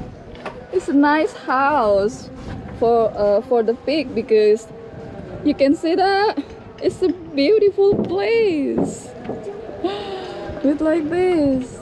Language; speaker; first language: English; non-native, learner; Indonesian